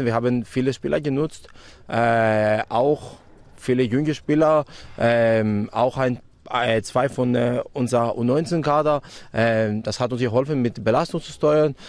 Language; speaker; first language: German; non-native, fluent; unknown